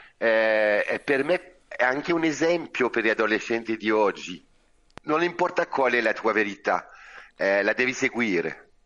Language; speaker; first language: Italian; non-native, fluent; French